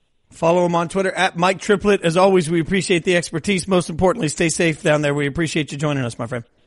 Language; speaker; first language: English; native; English